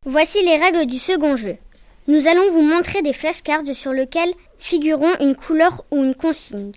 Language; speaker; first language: French; native; French